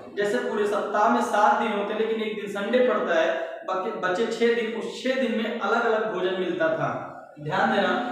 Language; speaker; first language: Hindi; native; Hindi